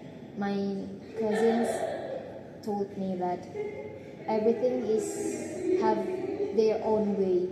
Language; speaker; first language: English; non-native, learner; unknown